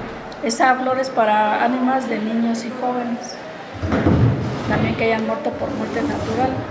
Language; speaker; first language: Spanish; native; Spanish